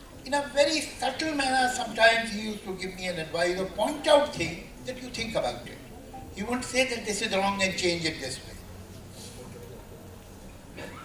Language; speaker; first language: English; non-native, local second language; Urdu